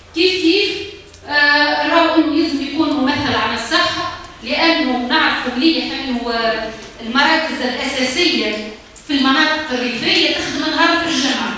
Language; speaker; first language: Arabic; native; Arabic